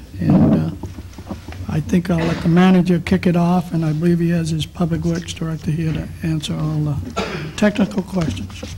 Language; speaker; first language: English; native; English